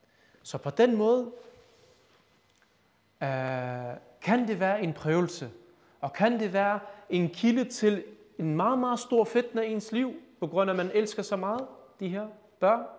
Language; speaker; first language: Danish; early bilingual, other home language; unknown